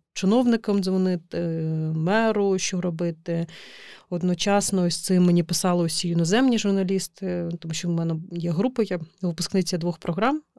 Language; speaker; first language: Ukrainian; non-native, local second language; Crimean Tatar